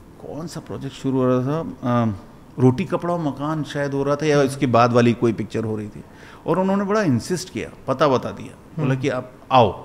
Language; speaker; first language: Hindi; native; Hindi